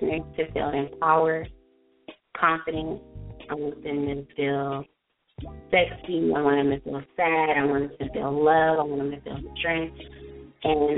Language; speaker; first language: English; native; English